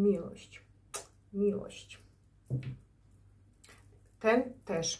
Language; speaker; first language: Polish; non-native, learner; Ukrainian